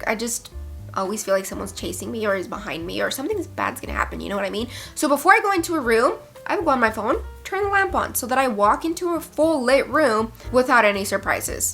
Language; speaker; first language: English; native; English